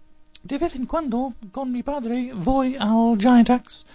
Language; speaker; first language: Spanish; non-native, learner; English